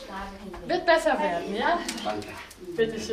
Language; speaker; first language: German; native; German